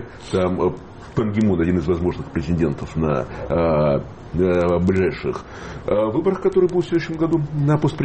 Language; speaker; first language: Russian; native; Russian